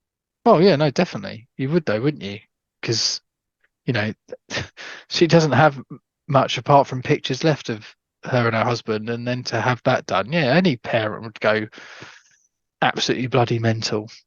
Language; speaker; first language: English; native; English